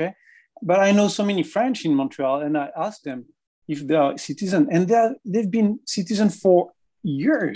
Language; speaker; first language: English; non-native, fluent; French